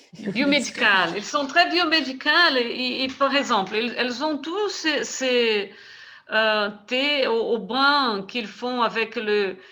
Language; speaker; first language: French; non-native, fluent; Portuguese